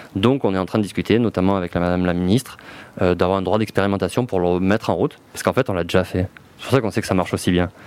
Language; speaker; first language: French; native; French